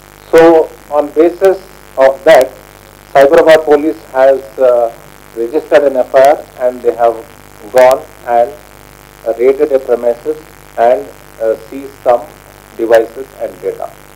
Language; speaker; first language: English; non-native, local second language; Telugu